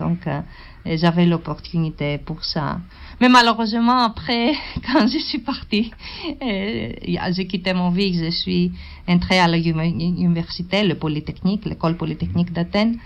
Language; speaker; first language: French; non-native, learner; Greek